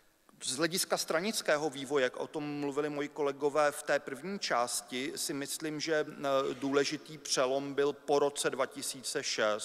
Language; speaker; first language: Czech; native; Czech